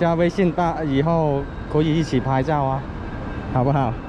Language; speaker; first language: Chinese; non-native, local second language; Cantonese